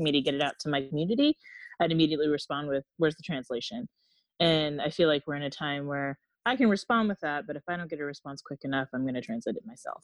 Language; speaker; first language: English; native; English